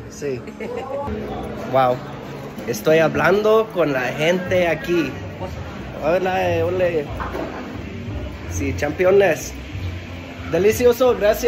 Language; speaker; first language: Spanish; non-native, learner; English